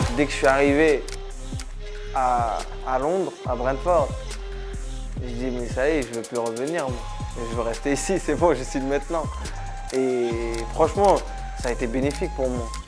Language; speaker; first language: French; early bilingual, other home language; Arabic